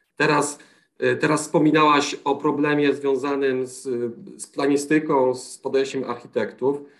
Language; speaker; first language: Polish; native; Polish